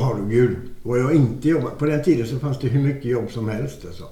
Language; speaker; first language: Swedish; native; Swedish